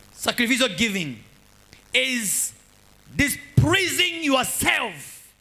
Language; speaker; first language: English; non-native, local second language; Swahili